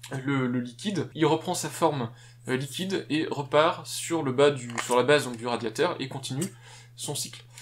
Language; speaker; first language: French; native; French